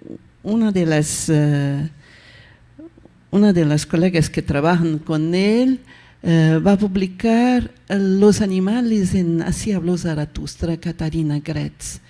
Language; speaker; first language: Spanish; non-native, fluent; Portuguese